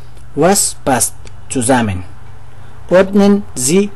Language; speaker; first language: German; non-native, learner; Pashto